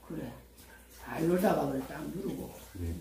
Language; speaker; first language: Korean; native; Korean